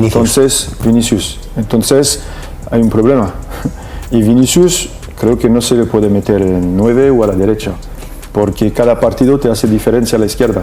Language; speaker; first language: Spanish; non-native, fluent; French